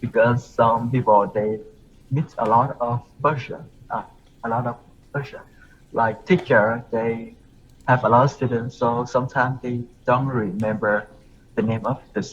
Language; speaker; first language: English; non-native, learner; Vietnamese